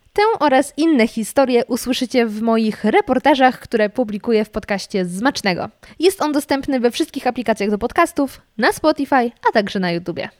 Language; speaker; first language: Polish; native; Polish